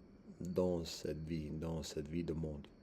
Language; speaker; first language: French; non-native, learner; English